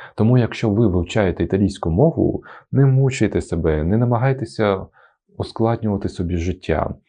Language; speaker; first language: Ukrainian; non-native, fluent; Italian